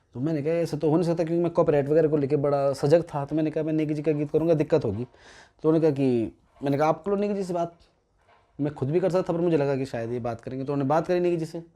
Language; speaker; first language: Hindi; non-native, local second language; Garhwali